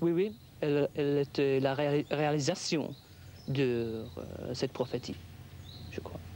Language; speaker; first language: French; non-native, fluent; English